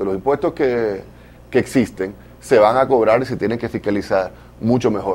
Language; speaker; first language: Spanish; native; Spanish